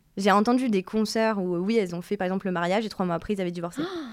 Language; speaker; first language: French; native; French